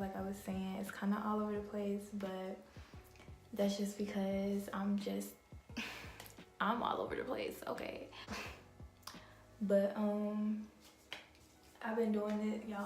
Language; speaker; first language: English; native; English